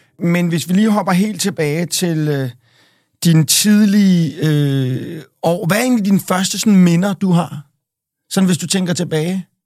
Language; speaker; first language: Danish; native; Danish